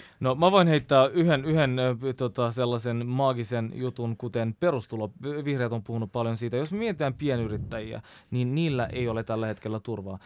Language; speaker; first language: Finnish; early bilingual, other home language; Turkish